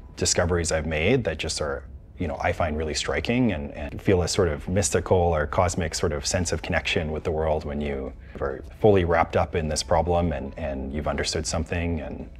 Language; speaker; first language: English; native; English